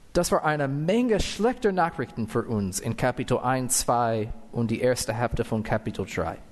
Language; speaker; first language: German; non-native, fluent; English